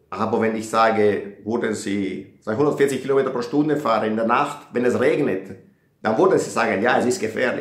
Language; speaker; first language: German; non-native, fluent; Italian